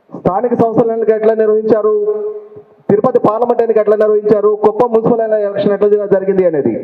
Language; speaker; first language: Telugu; native; Telugu